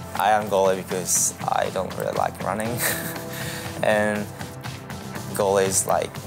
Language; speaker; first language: English; non-native, fluent; Japanese